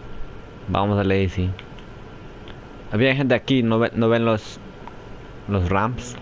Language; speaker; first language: Spanish; early bilingual, heritage; English